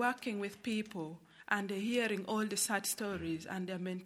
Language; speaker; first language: English; non-native, local second language; Acoli